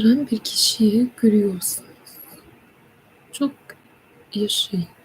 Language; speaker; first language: Turkish; non-native, learner; English